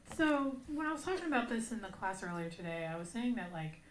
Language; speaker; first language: English; native; English